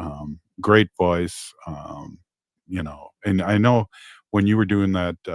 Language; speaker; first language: English; native; English